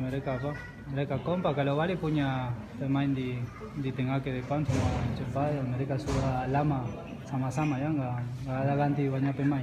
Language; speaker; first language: Indonesian; non-native, learner; Spanish